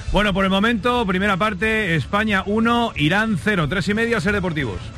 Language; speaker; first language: Spanish; native; Spanish